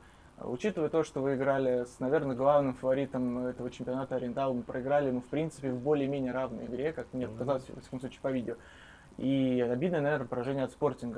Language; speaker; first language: Russian; native; Russian